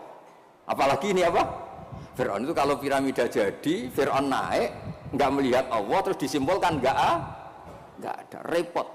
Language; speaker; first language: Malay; non-native, local second language; Javanese